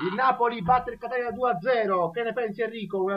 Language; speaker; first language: Italian; native; Italian